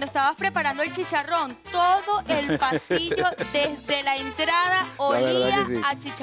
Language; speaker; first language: Spanish; native; Spanish